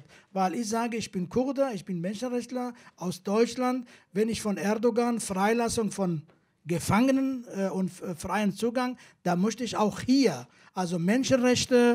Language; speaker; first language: German; non-native, fluent; Kurdish